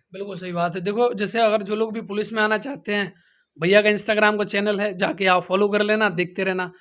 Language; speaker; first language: Hindi; native; Hindi